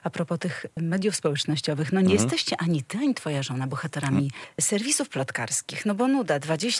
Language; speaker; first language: Polish; native; Polish